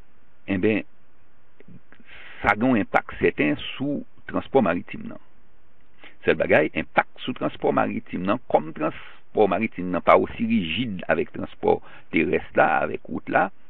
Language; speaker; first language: French; non-native, local second language; Haitian Creole